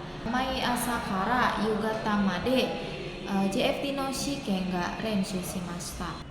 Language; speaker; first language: Japanese; non-native, learner; Indonesian